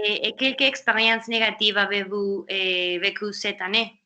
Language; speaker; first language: French; non-native, learner; Spanish